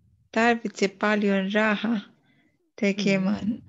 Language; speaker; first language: Finnish; non-native, learner; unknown